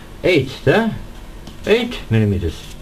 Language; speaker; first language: English; non-native, learner; Russian